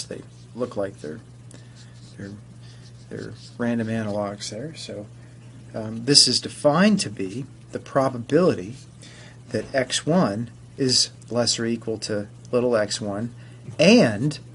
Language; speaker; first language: English; native; English